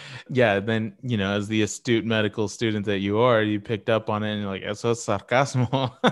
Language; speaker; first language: English; early bilingual, other home language; Spanish